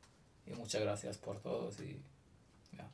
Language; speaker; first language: Spanish; non-native, learner; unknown